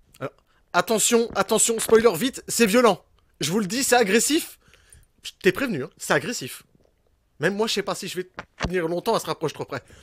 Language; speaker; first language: French; native; French